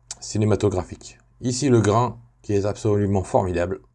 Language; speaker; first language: French; native; French